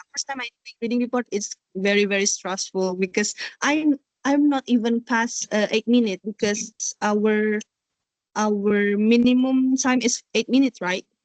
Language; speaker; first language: English; non-native, learner; Indonesian